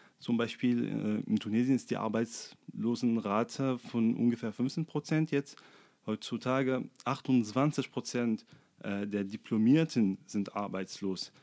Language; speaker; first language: German; non-native, fluent; Arabic